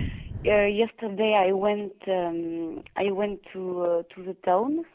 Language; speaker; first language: English; non-native, learner; French